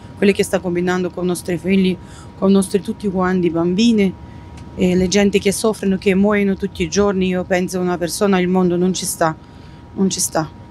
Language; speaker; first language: Italian; non-native, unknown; Ukrainian